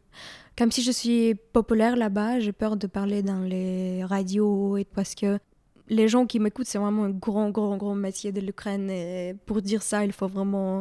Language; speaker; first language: French; non-native, fluent; Ukrainian